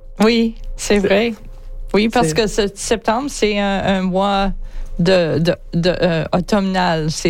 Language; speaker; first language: French; non-native, local second language; English